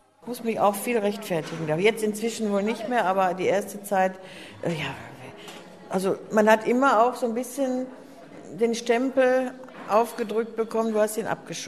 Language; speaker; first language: German; native; German